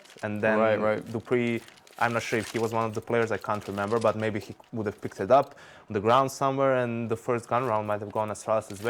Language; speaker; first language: English; non-native, fluent; Danish